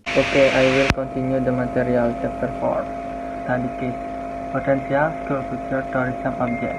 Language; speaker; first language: English; non-native, learner; Indonesian